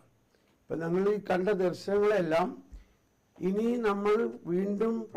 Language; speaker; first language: Malayalam; native; Malayalam